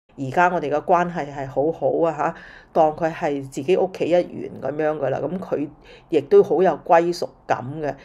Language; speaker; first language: Cantonese; native; Cantonese